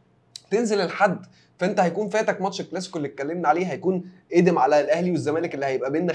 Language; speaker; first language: Arabic; native; Arabic